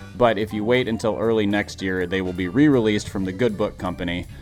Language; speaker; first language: English; native; English